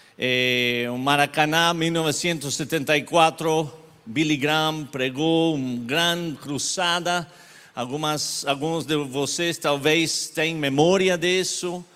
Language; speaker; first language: Portuguese; non-native, learner; Spanish